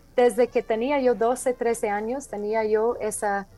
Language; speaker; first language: Spanish; non-native, fluent; English